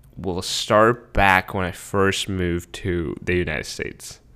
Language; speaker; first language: English; early bilingual, other home language; Spanish